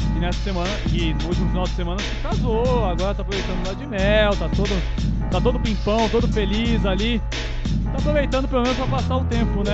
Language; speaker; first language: Portuguese; native; Portuguese